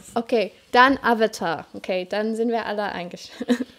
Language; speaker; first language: German; non-native, fluent; English